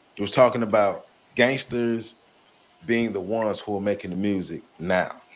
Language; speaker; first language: English; native; English